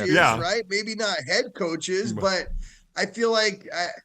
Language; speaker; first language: English; native; English